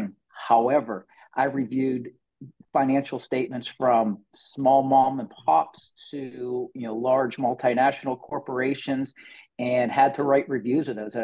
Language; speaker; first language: English; native; English